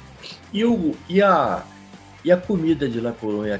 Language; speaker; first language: Portuguese; native; Portuguese